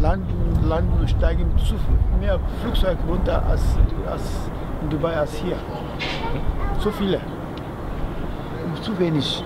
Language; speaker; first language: German; non-native, learner; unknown